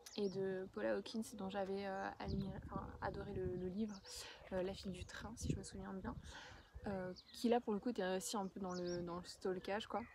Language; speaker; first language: French; native; French